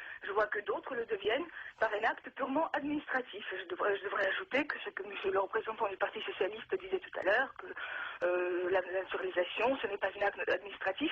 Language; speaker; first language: French; non-native, fluent; Russian